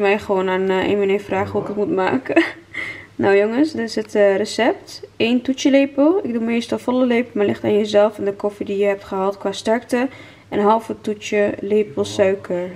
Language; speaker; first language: Dutch; native; Dutch